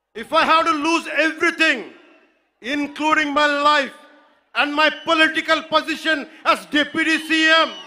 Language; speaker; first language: English; non-native, local second language; Telugu